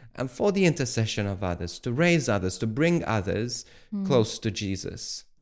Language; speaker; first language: English; native; English